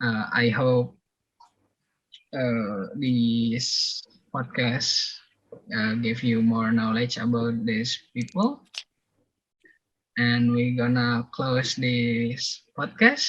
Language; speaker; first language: English; non-native, learner; Indonesian